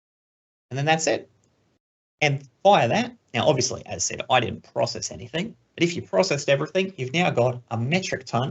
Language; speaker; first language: English; native; English